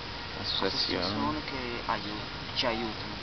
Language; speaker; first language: Italian; non-native, learner; Portuguese